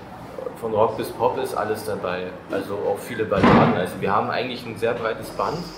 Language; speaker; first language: German; native; German